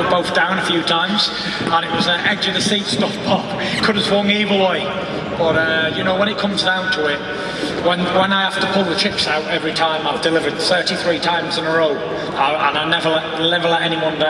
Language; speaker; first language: English; native; English